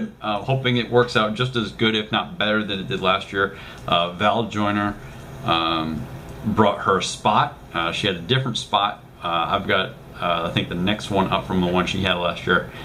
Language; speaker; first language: English; native; English